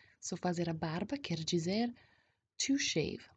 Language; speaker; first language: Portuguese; non-native, fluent; English